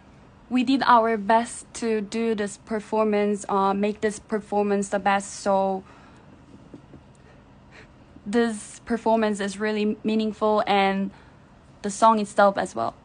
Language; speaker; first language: English; non-native, fluent; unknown